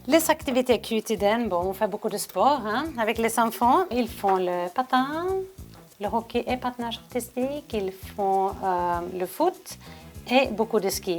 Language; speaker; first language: French; non-native, learner; Swedish